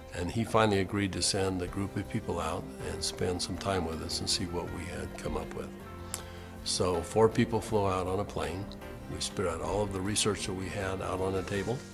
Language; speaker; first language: English; native; English